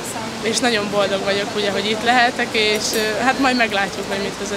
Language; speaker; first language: Hungarian; native; Hungarian